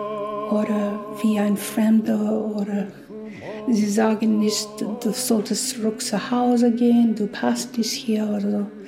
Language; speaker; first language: German; non-native, learner; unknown